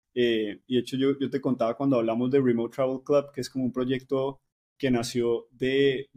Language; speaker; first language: Spanish; native; Spanish